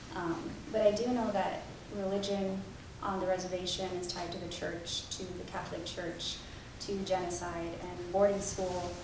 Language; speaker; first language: English; native; English